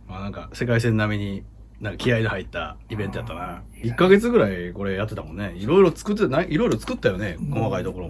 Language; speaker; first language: Japanese; native; Japanese